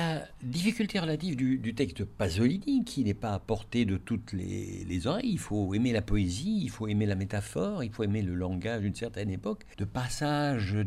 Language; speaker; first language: French; native; French